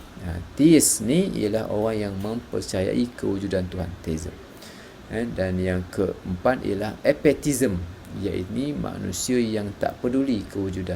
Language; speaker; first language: Malay; native; Malay